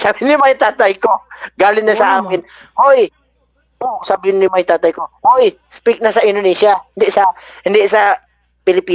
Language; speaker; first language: Filipino; non-native, learner; Indonesian